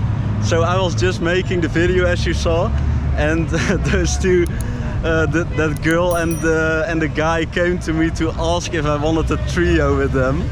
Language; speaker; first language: English; non-native, fluent; Dutch